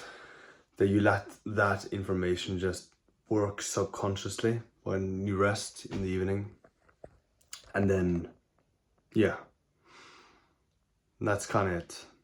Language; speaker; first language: English; non-native, fluent; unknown